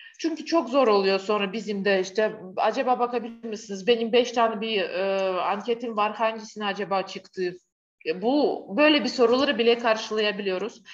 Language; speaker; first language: Turkish; non-native, fluent; Russian